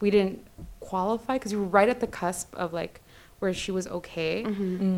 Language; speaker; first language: English; native; English